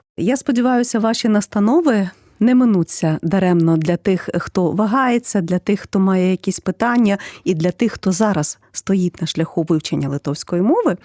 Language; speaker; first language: Ukrainian; native; Ukrainian